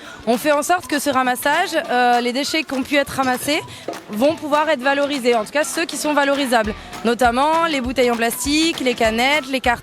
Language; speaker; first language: French; native; French